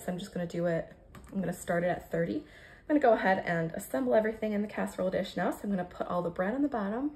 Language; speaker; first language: English; native; English